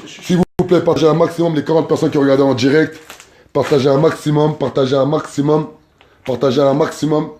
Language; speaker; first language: French; native; French